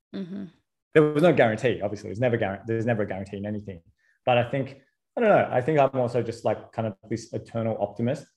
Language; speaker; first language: English; native; English